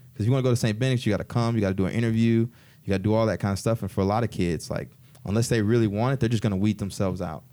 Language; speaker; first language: English; native; English